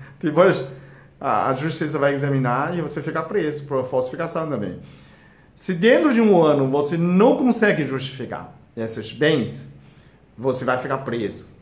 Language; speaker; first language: Portuguese; non-native, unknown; Chinese